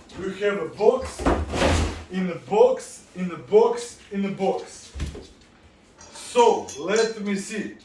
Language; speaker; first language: English; non-native, learner; Italian